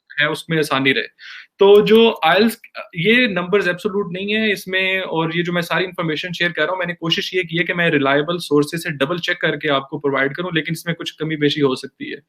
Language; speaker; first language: Urdu; non-native, local second language; Punjabi